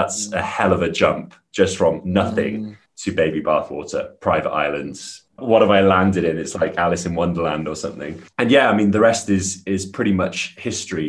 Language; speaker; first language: English; native; English